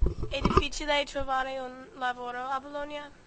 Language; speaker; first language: Italian; non-native, learner; English